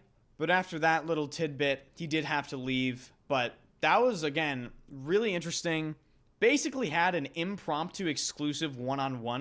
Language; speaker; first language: English; native; English